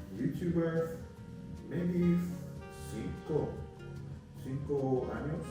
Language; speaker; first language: Spanish; non-native, learner; English